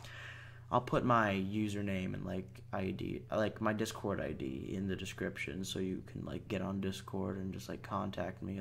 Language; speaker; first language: English; native; English